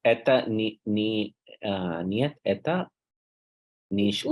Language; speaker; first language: Russian; non-native, learner; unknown